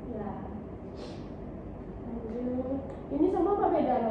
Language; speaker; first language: Indonesian; native; Indonesian